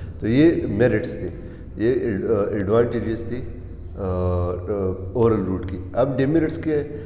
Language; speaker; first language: Urdu; non-native, local second language; Pashto